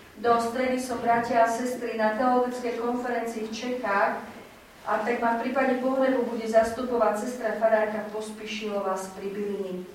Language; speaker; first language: Slovak; native; Slovak